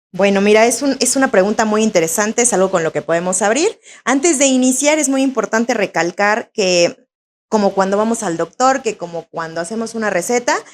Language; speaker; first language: Spanish; native; Spanish